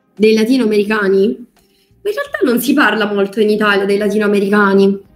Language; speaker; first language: Italian; native; Italian